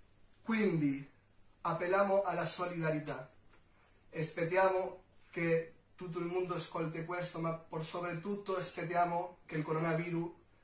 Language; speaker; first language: Italian; non-native, learner; Spanish